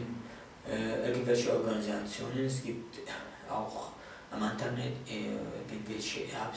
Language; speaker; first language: German; non-native, fluent; Kurdish